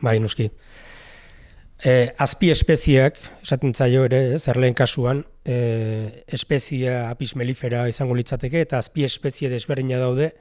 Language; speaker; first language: Basque; native; Basque